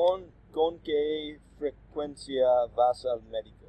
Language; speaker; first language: Spanish; non-native, learner; English